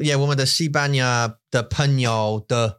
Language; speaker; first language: Chinese; non-native, learner; English